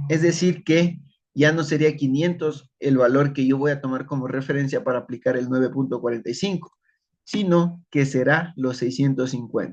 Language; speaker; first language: Spanish; native; Spanish